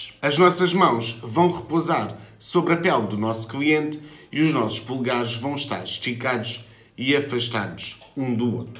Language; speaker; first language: Portuguese; native; Portuguese